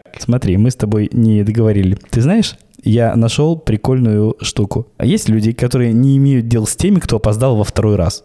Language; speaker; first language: Russian; native; Russian